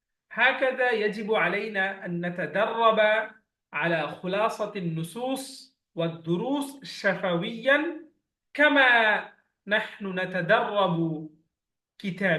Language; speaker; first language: Arabic; non-native, fluent; Bangla